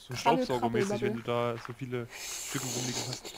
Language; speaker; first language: German; native; German